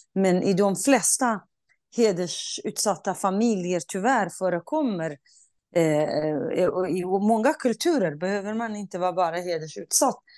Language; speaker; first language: Swedish; non-native, fluent; Kurdish